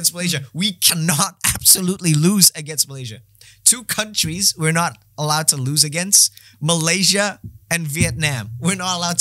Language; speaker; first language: English; non-native, fluent; Indonesian